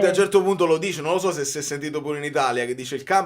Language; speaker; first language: Italian; native; Italian